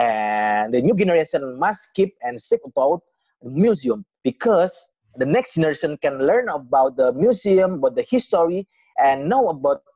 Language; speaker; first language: English; non-native, learner; Indonesian